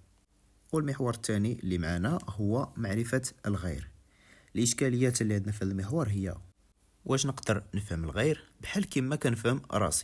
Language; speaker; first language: Arabic; native; Arabic